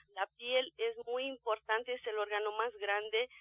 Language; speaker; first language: Spanish; non-native, fluent; Romanian